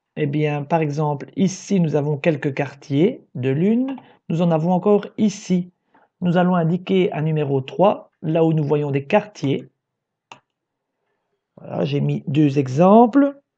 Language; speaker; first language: French; native; French